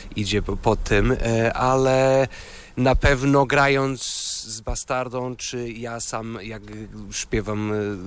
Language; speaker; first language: Polish; non-native, fluent; Portuguese